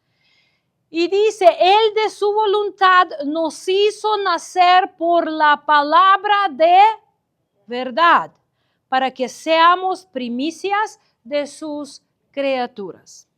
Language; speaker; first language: Spanish; non-native, fluent; Ukrainian